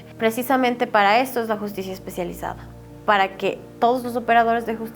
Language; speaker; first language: Spanish; native; Spanish